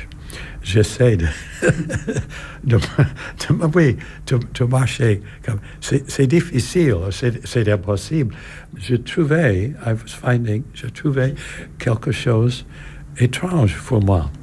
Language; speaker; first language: French; non-native, learner; English